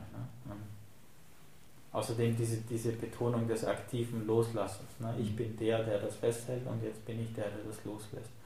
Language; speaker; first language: German; native; German